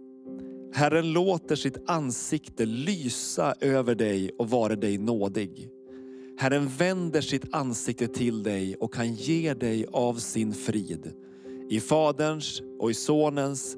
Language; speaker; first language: Swedish; native; Swedish